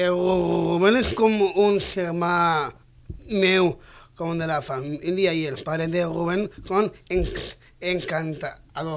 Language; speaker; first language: Catalan; non-native, local second language; Spanish